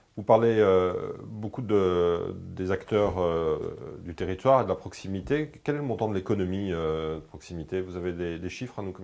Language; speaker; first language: French; native; French